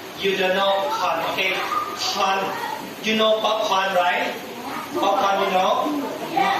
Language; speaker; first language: English; non-native, learner; Thai